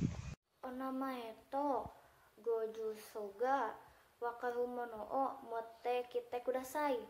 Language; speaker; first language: Japanese; non-native, learner; Indonesian